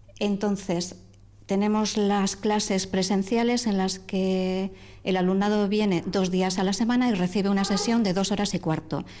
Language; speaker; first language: Spanish; native; Spanish